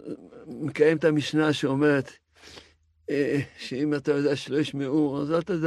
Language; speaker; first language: Hebrew; non-native, fluent; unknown